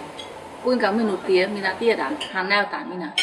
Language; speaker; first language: Finnish; non-native, learner; Khmer